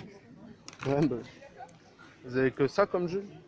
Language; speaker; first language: French; native; French